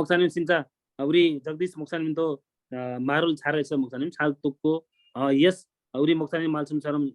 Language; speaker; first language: Korean; non-native, learner; Nepali